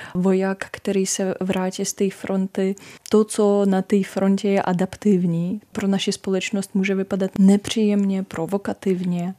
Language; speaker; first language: Czech; non-native, fluent; Russian